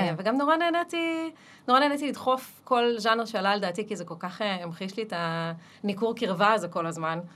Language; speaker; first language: Hebrew; early bilingual, other home language; Russian